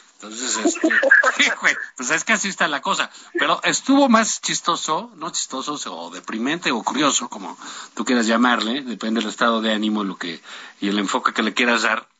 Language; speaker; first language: Spanish; native; Spanish